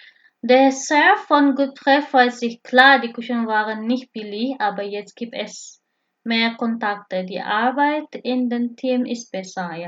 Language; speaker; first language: German; non-native, fluent; Indonesian